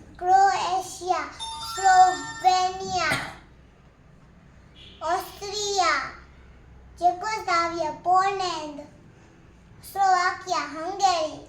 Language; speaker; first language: English; non-native, learner; Gujarati